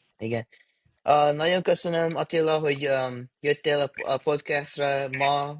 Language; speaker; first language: Hungarian; early bilingual, heritage; English